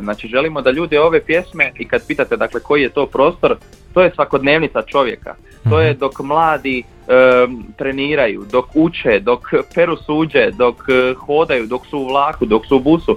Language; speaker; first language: Croatian; native; Croatian